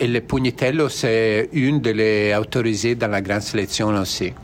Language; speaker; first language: French; non-native, learner; Italian